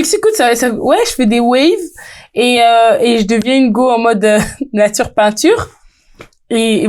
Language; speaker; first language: French; native; French